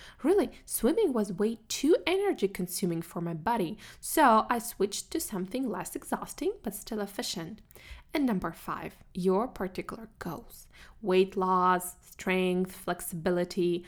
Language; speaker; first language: English; non-native, fluent; Russian